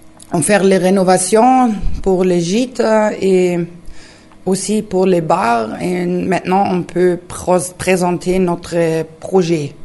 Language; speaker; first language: French; non-native, learner; German